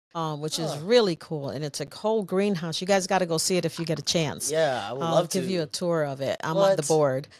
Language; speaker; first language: English; native; English